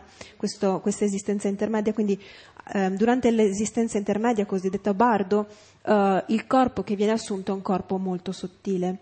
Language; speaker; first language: Italian; native; Italian